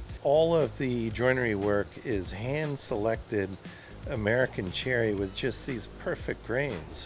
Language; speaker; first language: English; native; English